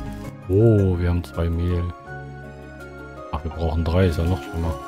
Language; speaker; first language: German; native; German